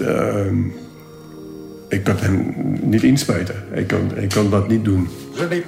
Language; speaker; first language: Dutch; non-native, local second language; French